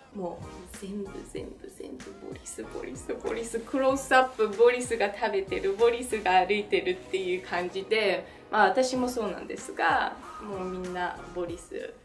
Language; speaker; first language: Japanese; early bilingual, other home language; French